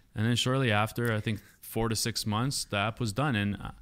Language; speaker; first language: English; native; English